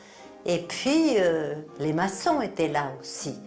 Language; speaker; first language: French; native; French